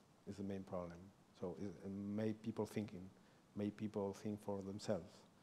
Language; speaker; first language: English; non-native, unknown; Spanish